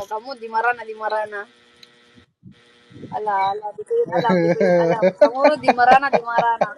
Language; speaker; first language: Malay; non-native, learner; Filipino